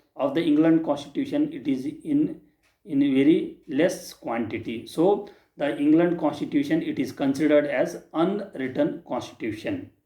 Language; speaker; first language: English; non-native, local second language; Kannada